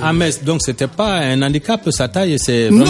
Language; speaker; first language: French; non-native, local second language; Bambara